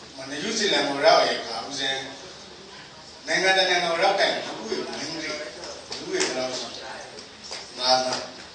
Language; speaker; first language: Burmese; native; Burmese